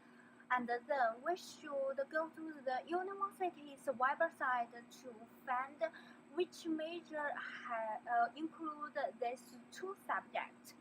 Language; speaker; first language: English; non-native, learner; Chinese